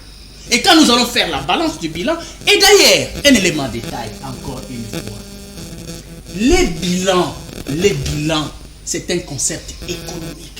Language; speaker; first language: French; non-native, local second language; Lingala